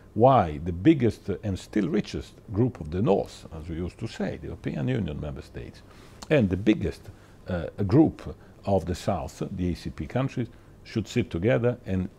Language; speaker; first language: English; non-native, fluent; Italian